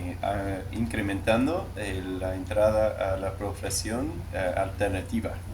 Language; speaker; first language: Spanish; non-native, learner; English